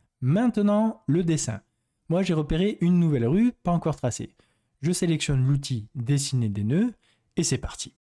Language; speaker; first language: French; native; French